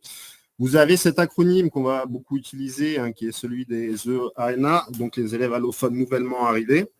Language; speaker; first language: French; native; French